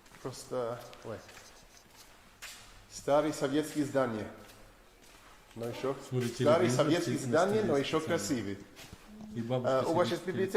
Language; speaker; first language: Russian; non-native, learner; English